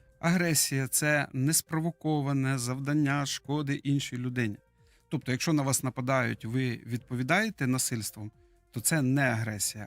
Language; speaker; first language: Ukrainian; native; Ukrainian